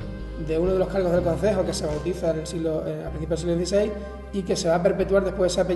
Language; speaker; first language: Spanish; native; Spanish